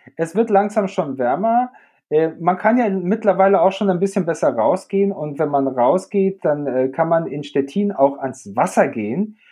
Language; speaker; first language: German; native; German